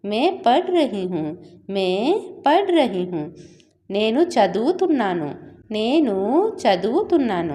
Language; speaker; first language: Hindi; non-native, local second language; Odia